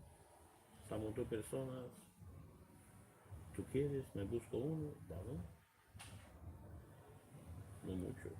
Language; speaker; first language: Spanish; non-native, learner; Romanian